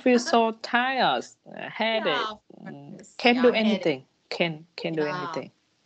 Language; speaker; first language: English; non-native, learner; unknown